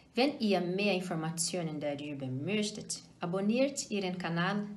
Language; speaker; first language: German; non-native, fluent; Portuguese